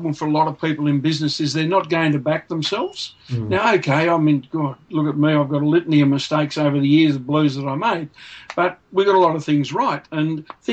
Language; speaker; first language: English; native; English